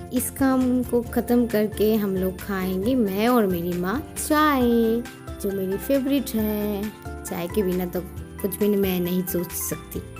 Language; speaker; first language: Hindi; non-native, local second language; Bangla